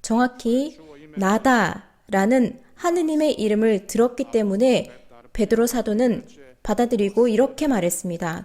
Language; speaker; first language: Korean; native; Korean